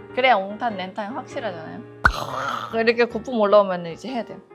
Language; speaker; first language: Korean; non-native, fluent; Japanese